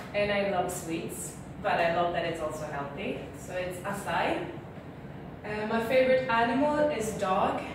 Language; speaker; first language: English; non-native, fluent; Swedish